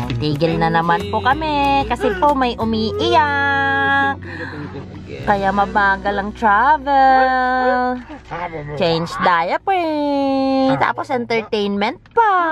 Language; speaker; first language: Filipino; native; Filipino